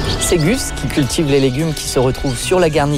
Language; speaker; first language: French; native; French